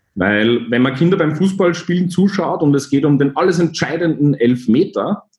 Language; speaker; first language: German; native; German